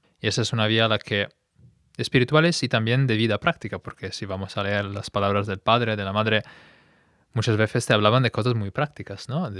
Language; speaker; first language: Spanish; non-native, fluent; Italian